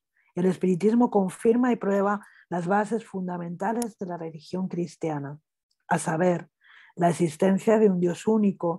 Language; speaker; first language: Spanish; native; Spanish